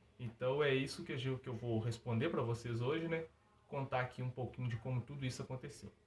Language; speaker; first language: Portuguese; native; Portuguese